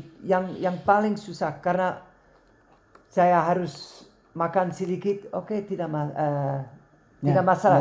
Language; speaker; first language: Indonesian; non-native, learner; Dutch